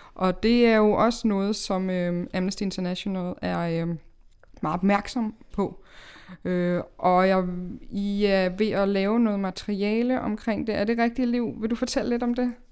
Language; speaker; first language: Danish; native; Danish